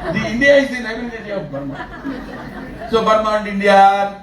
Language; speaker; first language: English; non-native, local second language; Telugu